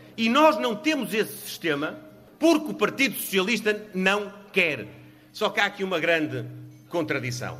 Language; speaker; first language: Portuguese; native; Portuguese